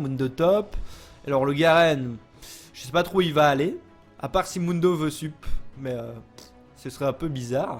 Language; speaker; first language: French; native; French